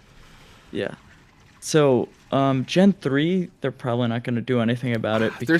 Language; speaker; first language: English; native; English